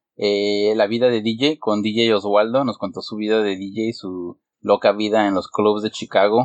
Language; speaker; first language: Spanish; early bilingual, heritage; Spanish